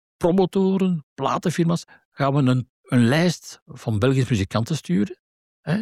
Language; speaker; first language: Dutch; native; Dutch